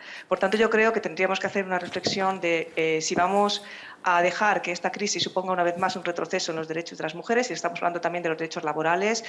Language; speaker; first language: Spanish; native; Spanish